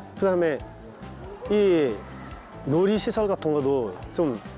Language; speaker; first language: Korean; non-native, fluent; Nepali